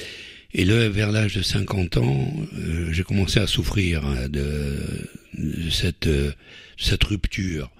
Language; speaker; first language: French; native; French